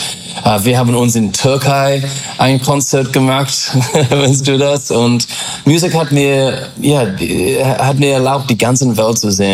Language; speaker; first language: German; non-native, learner; English